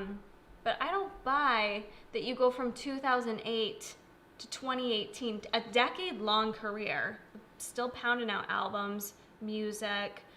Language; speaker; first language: English; native; English